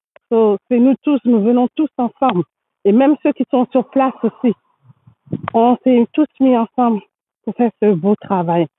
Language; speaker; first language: French; native; French